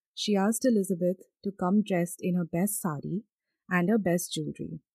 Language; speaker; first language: English; non-native, local second language; Hindi